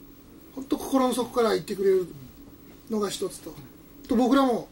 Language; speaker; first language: Japanese; native; Japanese